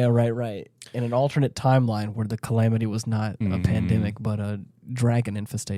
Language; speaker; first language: English; native; English